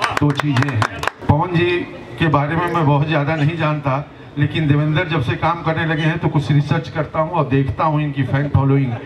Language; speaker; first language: Hindi; non-native, local second language; Bhojpuri